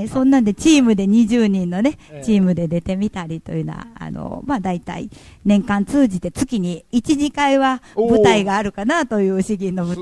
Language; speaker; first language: Japanese; native; Japanese